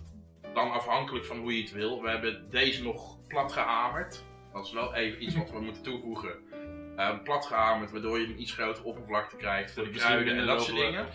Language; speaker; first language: Dutch; native; Dutch